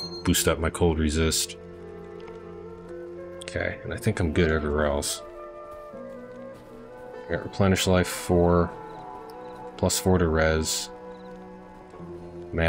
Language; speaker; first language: English; native; English